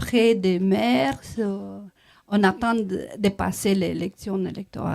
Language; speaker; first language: French; non-native, learner; Romanian